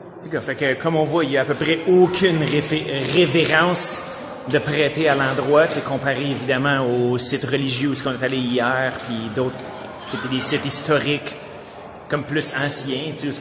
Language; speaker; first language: French; native; French